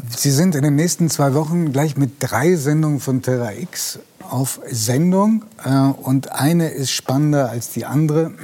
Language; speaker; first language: German; native; German